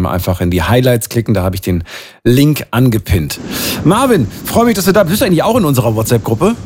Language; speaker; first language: German; native; German